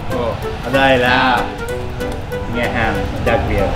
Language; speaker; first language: Vietnamese; non-native, learner; Japanese